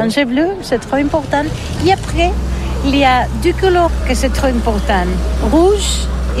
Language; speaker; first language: French; non-native, learner; Catalan